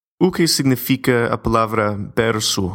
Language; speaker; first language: Portuguese; non-native, learner; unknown